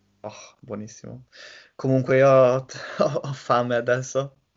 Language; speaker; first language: Italian; non-native, learner; English